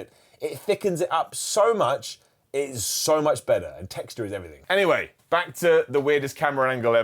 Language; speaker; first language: English; native; English